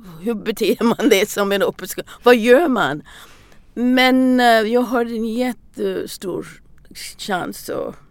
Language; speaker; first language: Swedish; non-native, learner; English